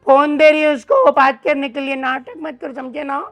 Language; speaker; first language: Hindi; non-native, local second language; Marathi